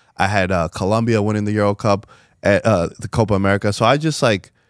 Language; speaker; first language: English; native; English